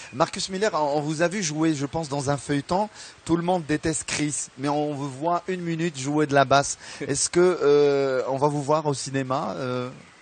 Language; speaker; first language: French; non-native, local second language; Arabic